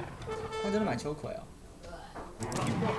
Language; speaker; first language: Chinese; native; Chinese